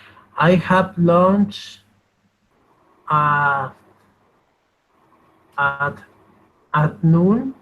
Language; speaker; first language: English; non-native, learner; Spanish